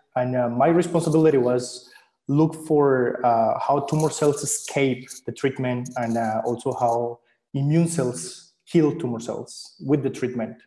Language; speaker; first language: English; non-native, fluent; Spanish